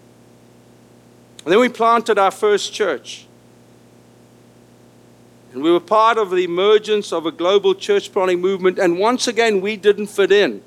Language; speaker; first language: English; non-native, local second language; Afrikaans